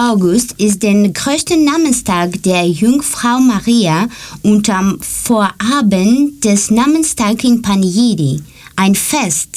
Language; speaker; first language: German; non-native, learner; Greek